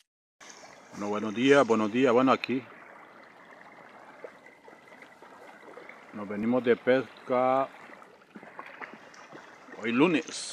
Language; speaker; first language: Spanish; native; Spanish